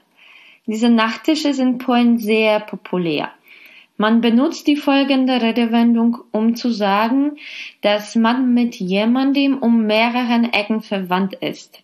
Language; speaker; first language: German; non-native, fluent; Polish